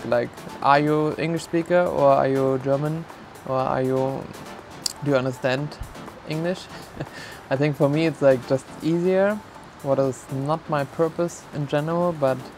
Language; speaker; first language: English; non-native, fluent; German